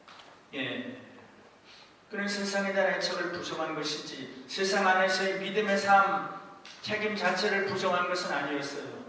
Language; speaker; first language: Korean; native; Korean